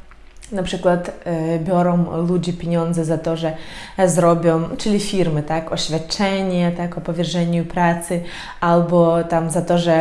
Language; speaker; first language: Polish; non-native, fluent; Ukrainian